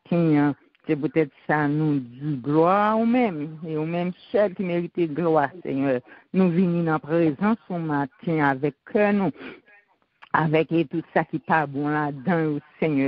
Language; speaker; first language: French; non-native, local second language; Haitian Creole